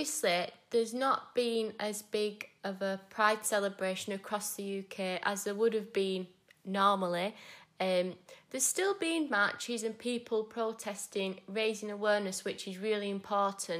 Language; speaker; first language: English; native; English